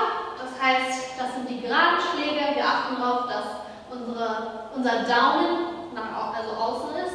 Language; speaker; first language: German; native; German